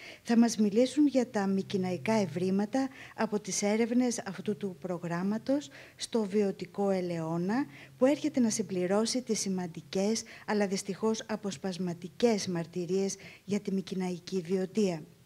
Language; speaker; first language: Greek; native; Greek